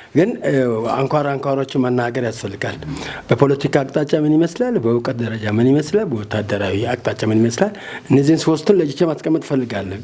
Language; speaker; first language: Amharic; native; Amharic